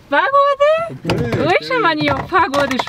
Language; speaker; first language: Chinese; non-native, learner; Polish